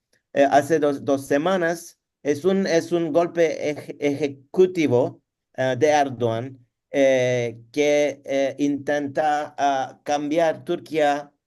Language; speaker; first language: Spanish; non-native, learner; Turkish